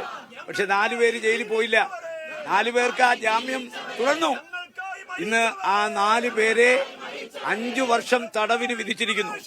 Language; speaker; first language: Malayalam; native; Malayalam